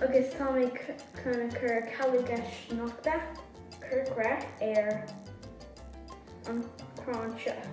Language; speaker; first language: Irish; non-native, local second language; English